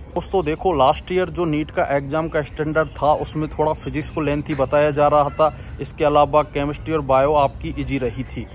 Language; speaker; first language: Hindi; native; Hindi